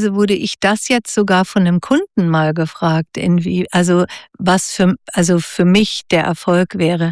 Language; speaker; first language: German; native; German